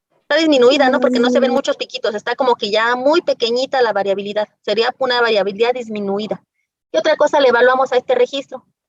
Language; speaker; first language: Spanish; native; Spanish